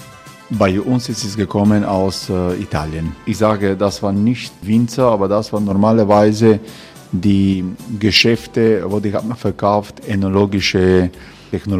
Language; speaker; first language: German; non-native, learner; Croatian